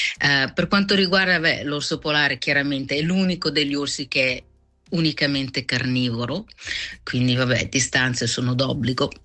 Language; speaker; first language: Italian; native; Italian